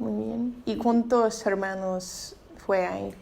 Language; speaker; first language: Spanish; non-native, learner; English